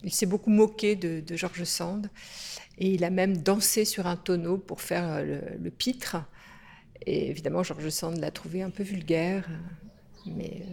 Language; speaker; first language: French; native; French